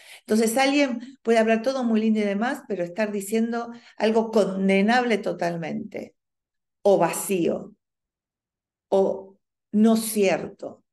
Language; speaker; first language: Spanish; native; Spanish